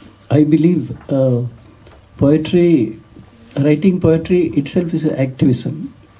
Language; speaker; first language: English; non-native, local second language; Kannada